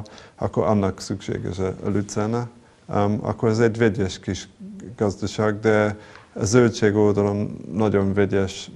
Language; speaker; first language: Hungarian; non-native, fluent; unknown